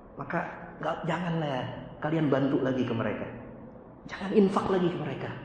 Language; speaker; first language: Indonesian; native; Indonesian